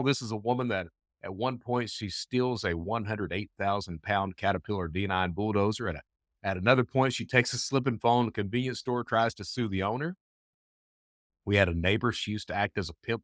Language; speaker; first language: English; native; English